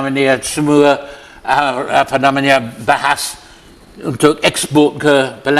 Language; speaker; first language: Indonesian; non-native, learner; English